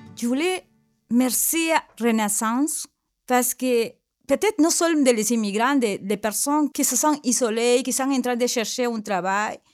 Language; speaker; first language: French; non-native, learner; Spanish